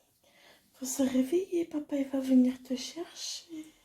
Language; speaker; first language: French; native; French